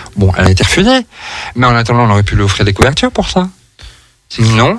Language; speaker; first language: French; native; French